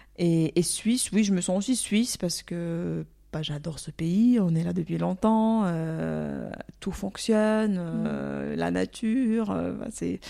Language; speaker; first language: French; early bilingual, other home language; Russian